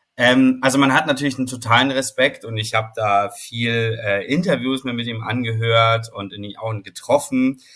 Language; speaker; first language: German; native; German